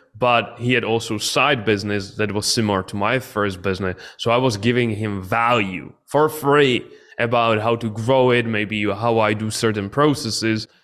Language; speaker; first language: English; non-native, fluent; Czech